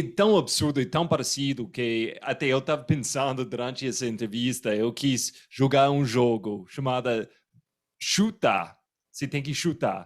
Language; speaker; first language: Portuguese; non-native, fluent; English